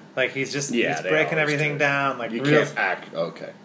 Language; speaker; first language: English; native; English